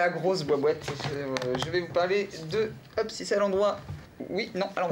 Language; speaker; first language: French; native; French